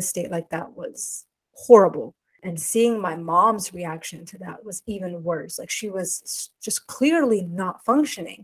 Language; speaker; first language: English; native; English